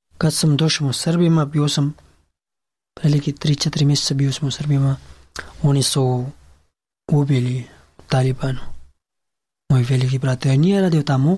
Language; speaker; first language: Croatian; non-native, learner; Pashto